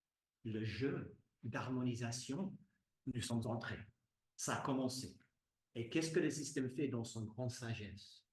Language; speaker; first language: French; non-native, fluent; English